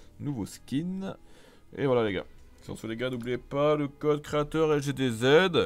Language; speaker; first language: French; native; French